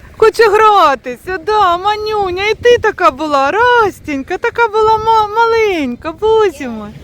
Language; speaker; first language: Ukrainian; native; Ukrainian